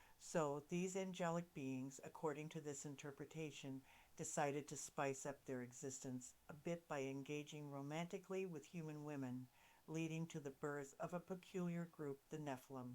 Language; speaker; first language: English; native; English